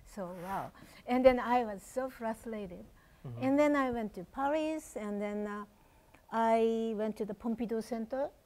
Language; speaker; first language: English; non-native, learner; Japanese